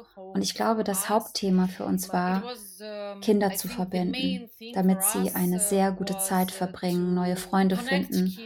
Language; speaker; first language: German; non-native, fluent; Ukrainian